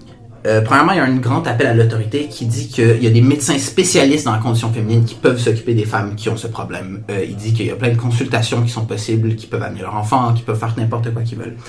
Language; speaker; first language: French; native; French